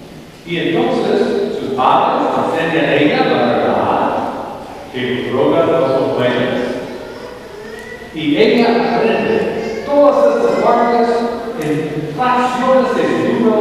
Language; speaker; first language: Spanish; non-native, learner; English